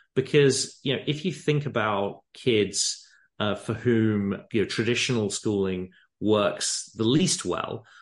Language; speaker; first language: English; native; English